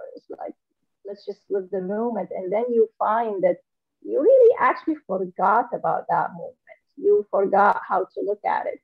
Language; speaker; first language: English; non-native, fluent; Arabic